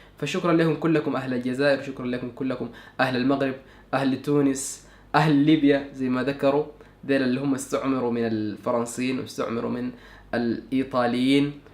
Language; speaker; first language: Arabic; native; Arabic